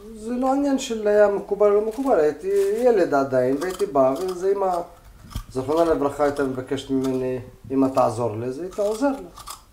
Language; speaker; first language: Hebrew; non-native, local second language; Arabic